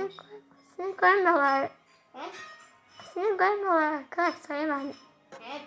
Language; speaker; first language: Turkish; early bilingual, heritage; Turkish